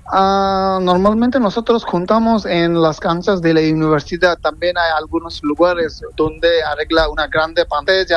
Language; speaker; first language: Spanish; non-native, fluent; Bangla